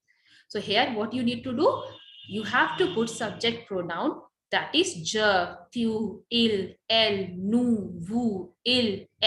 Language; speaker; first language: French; non-native, learner; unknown